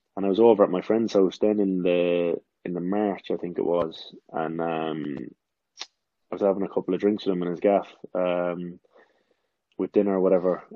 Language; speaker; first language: English; native; English